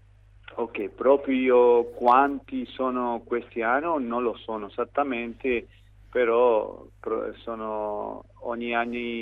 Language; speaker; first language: Italian; non-native, fluent; Spanish